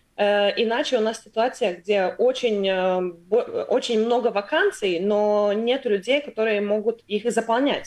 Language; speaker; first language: Russian; non-native, local second language; Latvian